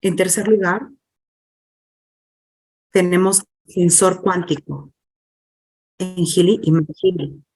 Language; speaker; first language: Spanish; non-native, fluent; English